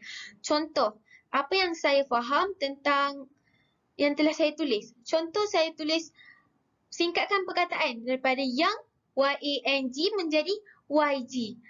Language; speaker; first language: Malay; native; Malay